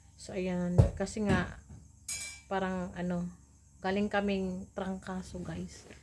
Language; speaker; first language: Filipino; non-native, local second language; Cebuano